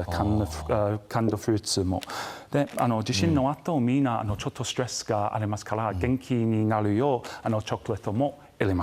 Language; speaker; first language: Japanese; non-native, fluent; English